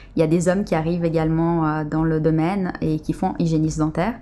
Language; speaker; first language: French; early bilingual, other home language; Portuguese